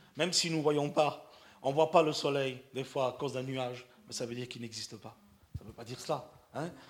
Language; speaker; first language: French; native; French